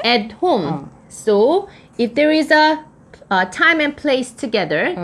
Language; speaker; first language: English; non-native, fluent; Korean